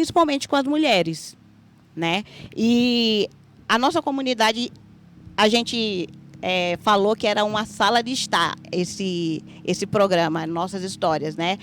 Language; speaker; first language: Portuguese; native; Portuguese